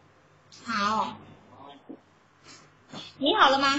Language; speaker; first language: Chinese; non-native, fluent; Thai